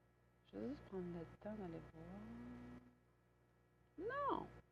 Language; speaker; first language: French; native; French